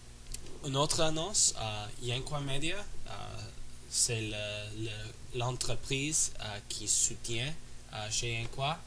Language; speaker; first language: French; non-native, learner; English